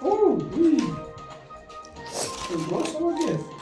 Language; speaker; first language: German; non-native, learner; Amharic